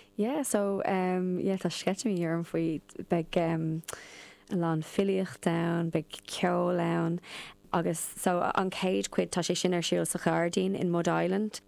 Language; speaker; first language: Irish; non-native, local second language; English